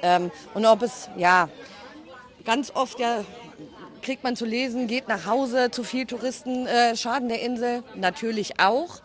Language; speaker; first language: German; native; German